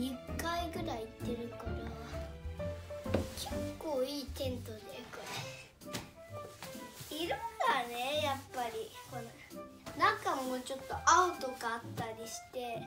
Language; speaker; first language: Japanese; native; Japanese